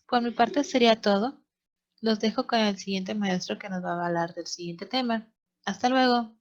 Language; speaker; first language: Spanish; native; Spanish